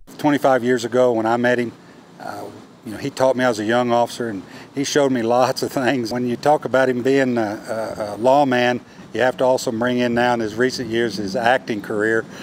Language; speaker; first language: English; native; English